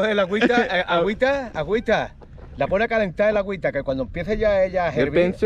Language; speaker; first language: Spanish; native; Spanish